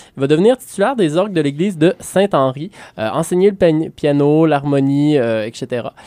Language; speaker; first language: French; native; French